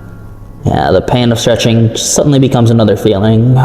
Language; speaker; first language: English; native; English